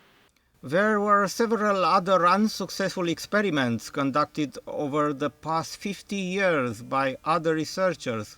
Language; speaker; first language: English; non-native, fluent; Romanian